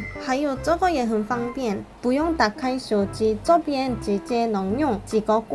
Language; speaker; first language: Chinese; non-native, fluent; Korean